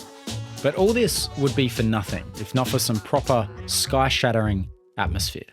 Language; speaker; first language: English; native; English